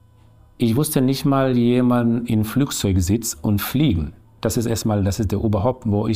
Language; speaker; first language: German; non-native, learner; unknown